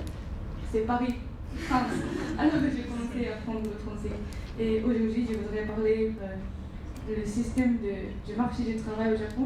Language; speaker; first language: French; non-native, learner; Japanese